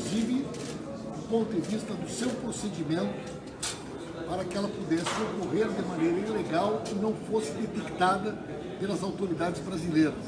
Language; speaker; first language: Portuguese; native; Portuguese